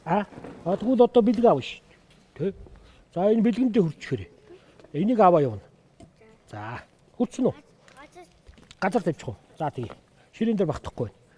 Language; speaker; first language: Mongolian; native; Mongolian